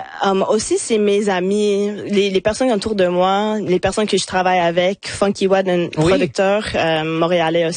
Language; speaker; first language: French; non-native, local second language; English